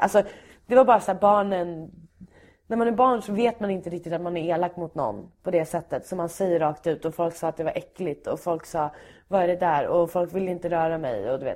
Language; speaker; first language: Swedish; native; Swedish